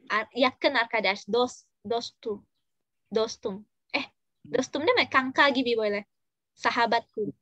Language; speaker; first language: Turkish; non-native, fluent; Indonesian